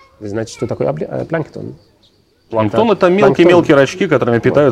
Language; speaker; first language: Russian; non-native, learner; Arabic